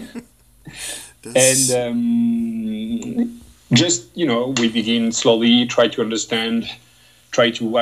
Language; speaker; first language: English; non-native, fluent; French